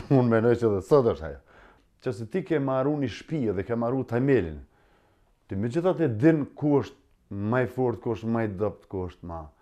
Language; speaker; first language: Albanian; native; Albanian